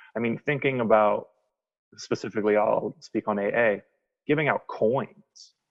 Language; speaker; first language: English; native; English